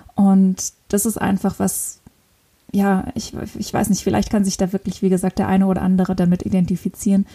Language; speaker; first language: German; non-native, local second language; Luxembourgish